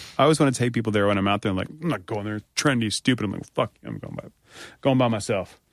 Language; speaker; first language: English; native; English